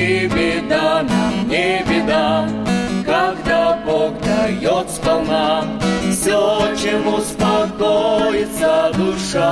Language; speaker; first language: Russian; native; Russian